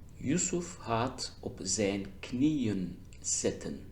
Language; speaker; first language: Dutch; non-native, fluent; Turkish